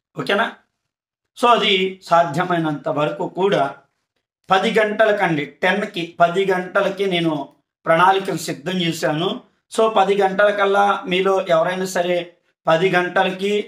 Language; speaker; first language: Telugu; native; Telugu